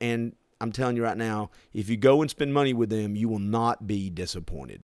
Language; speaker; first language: English; native; English